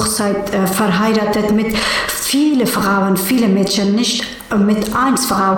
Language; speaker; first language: German; non-native, learner; Persian